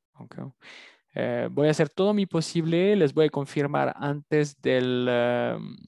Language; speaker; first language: Spanish; non-native, fluent; French